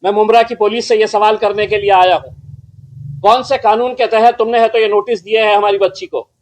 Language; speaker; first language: Hindi; non-native, local second language; Marathi